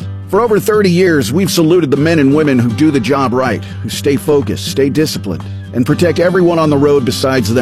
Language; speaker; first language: English; native; English